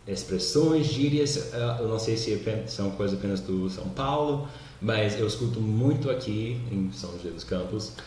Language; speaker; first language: Portuguese; non-native, fluent; English